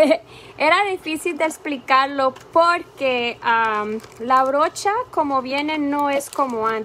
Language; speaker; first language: Spanish; early bilingual, heritage; Spanish